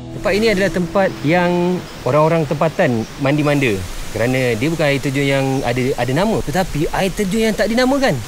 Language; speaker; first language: Malay; native; Malay